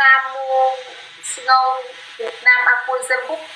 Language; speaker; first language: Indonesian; non-native, learner; Vietnamese